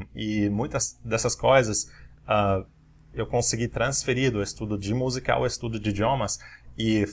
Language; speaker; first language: Portuguese; non-native, fluent; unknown